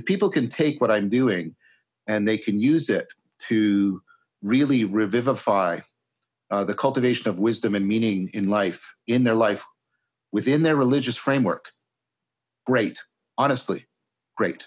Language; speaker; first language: English; native; English